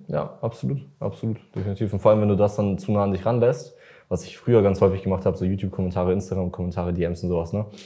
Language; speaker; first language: German; early bilingual, other home language; Russian